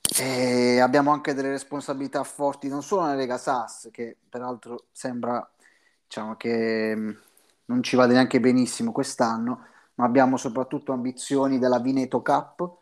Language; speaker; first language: Italian; native; Italian